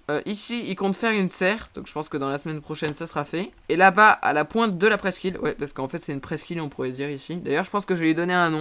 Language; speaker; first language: French; native; French